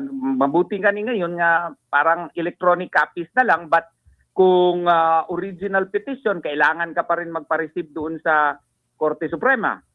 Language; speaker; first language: Filipino; non-native, local second language; Cebuano